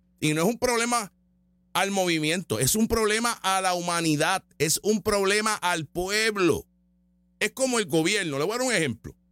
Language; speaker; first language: Spanish; native; Spanish